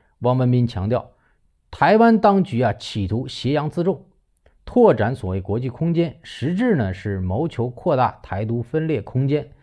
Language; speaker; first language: Chinese; native; Chinese